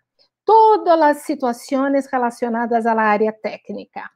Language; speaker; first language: Spanish; non-native, learner; Portuguese